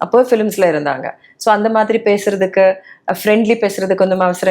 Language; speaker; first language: Tamil; non-native, learner; Malayalam